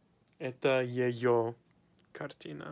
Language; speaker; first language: Russian; non-native, learner; English